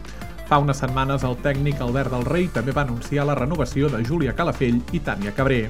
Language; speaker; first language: Catalan; native; Catalan